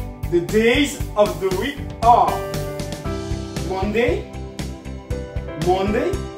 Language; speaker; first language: English; non-native, fluent; Haitian Creole